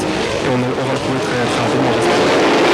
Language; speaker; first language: French; native; French